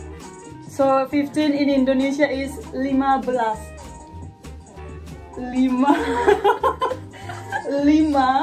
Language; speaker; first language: English; non-native, learner; Indonesian